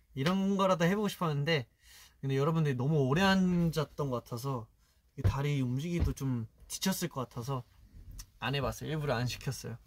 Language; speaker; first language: Korean; early bilingual, heritage; Korean